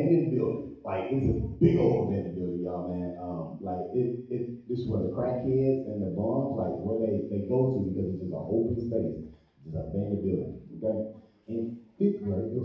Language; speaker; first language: English; native; English